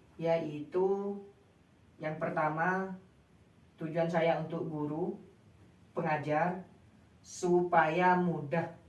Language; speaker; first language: Indonesian; non-native, local second language; Madurese